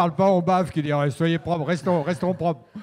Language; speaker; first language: French; native; French